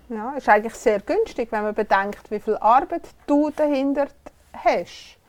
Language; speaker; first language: German; native; German